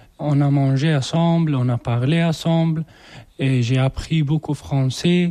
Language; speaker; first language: French; non-native, learner; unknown